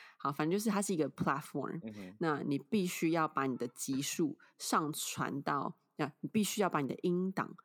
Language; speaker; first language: Chinese; native; Chinese